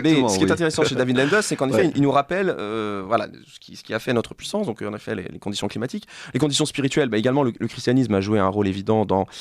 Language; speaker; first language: French; native; French